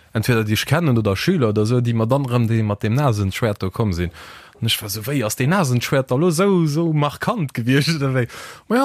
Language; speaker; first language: Luxembourgish; early bilingual, other home language; Portuguese